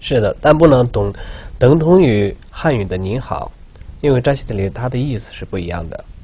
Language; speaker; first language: Chinese; non-native, local second language; Tibetan